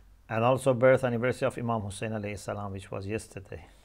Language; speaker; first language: English; non-native, fluent; Persian